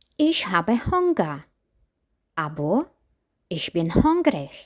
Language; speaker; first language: German; non-native, fluent; Ukrainian